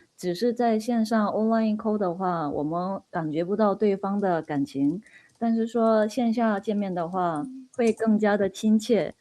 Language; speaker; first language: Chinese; non-native, fluent; Korean